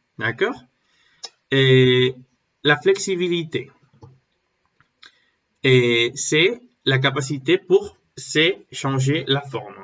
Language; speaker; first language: French; non-native, learner; Spanish